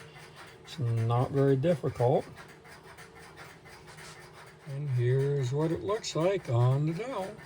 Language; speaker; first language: English; native; English